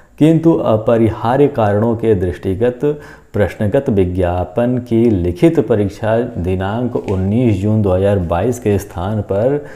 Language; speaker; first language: Hindi; native; Hindi